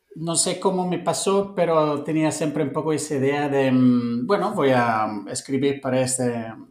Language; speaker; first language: Spanish; non-native, fluent; English